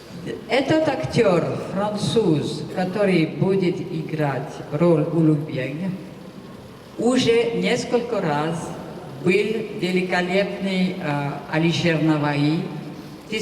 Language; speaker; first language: Russian; non-native, fluent; French